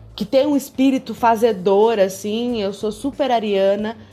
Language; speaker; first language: Portuguese; native; Portuguese